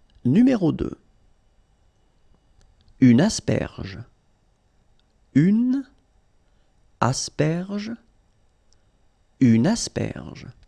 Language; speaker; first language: French; native; French